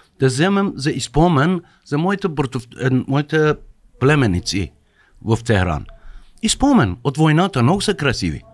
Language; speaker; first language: Bulgarian; non-native, fluent; Persian